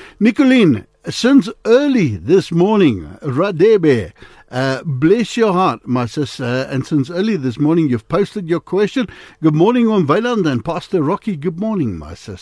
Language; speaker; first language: English; non-native, local second language; Afrikaans